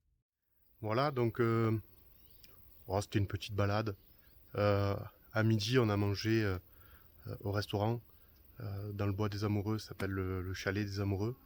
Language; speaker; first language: French; native; French